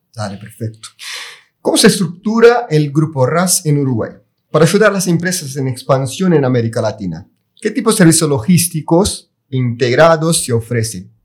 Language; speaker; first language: Spanish; non-native, fluent; Portuguese